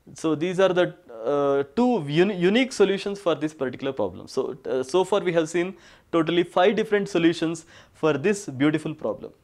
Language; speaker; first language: English; non-native, local second language; Kannada